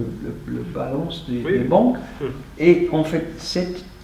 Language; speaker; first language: French; non-native, fluent; English